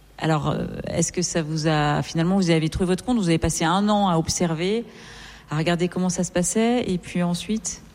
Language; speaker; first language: French; native; French